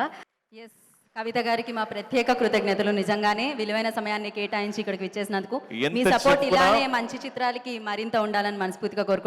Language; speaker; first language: Telugu; native; Telugu